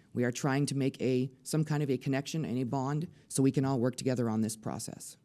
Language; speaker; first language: English; native; English